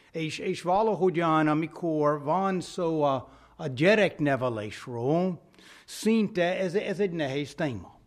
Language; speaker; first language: Hungarian; non-native, fluent; English